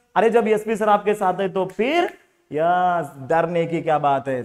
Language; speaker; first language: Hindi; non-native, local second language; Marathi